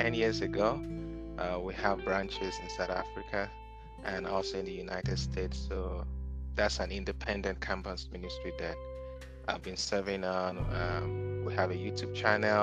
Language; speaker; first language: English; non-native, local second language; Yoruba